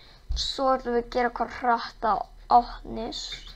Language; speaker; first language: Icelandic; non-native, learner; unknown